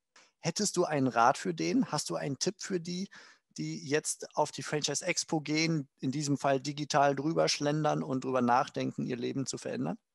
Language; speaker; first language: German; native; German